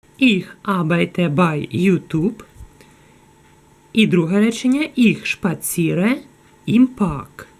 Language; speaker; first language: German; non-native, fluent; Ukrainian